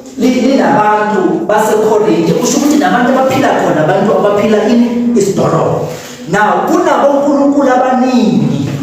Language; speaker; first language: Zulu; non-native, local second language; South Ndebele